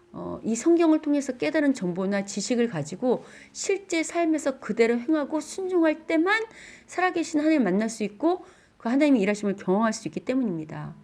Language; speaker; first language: Korean; native; Korean